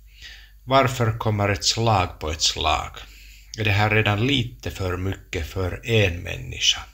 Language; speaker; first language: Swedish; non-native, local second language; Finnish